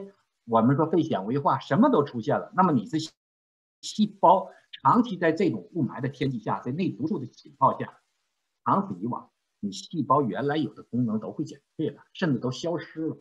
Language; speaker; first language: Chinese; native; Chinese